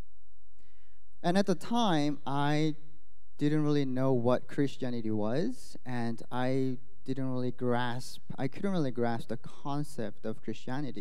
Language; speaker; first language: English; non-native, fluent; Korean